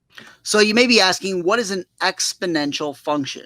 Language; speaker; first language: English; native; English